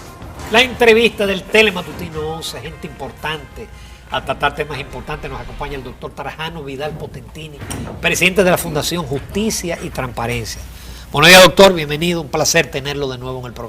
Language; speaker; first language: Spanish; native; Spanish